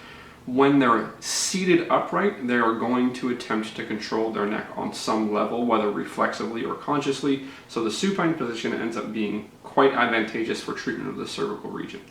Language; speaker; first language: English; native; English